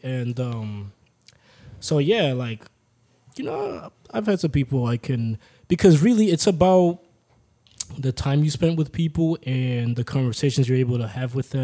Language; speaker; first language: English; early bilingual, other home language; Spanish